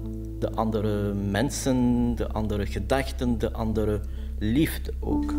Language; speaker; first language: Dutch; non-native, fluent; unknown